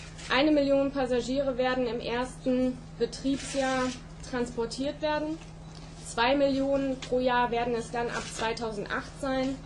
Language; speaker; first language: German; native; German